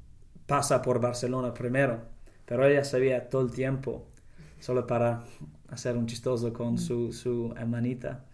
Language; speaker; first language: Spanish; non-native, learner; English